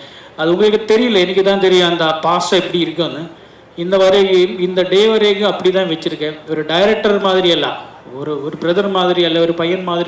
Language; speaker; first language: Tamil; non-native, learner; Malayalam